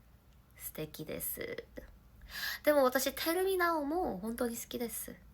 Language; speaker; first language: Japanese; non-native, learner; Korean